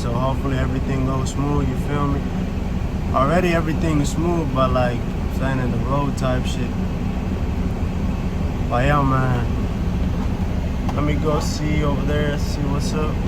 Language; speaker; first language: English; native; English